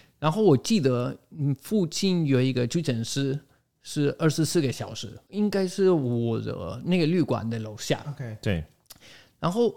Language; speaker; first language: Chinese; non-native, fluent; Spanish